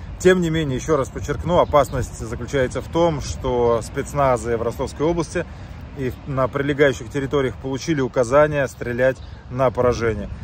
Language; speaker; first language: Russian; native; Russian